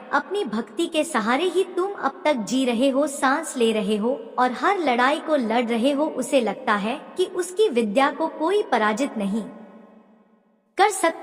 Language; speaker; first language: Hindi; native; Hindi